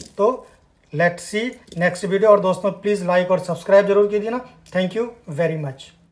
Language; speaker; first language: Hindi; native; Hindi